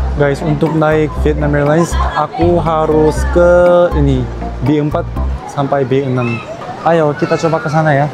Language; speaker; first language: Indonesian; non-native, fluent; Korean